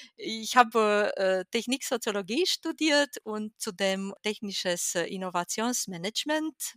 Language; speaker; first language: German; non-native, fluent; Romanian